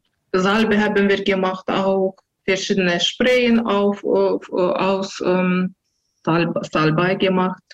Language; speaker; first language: German; non-native, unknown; Azerbaijani